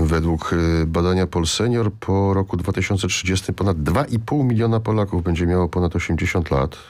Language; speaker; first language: Polish; native; Polish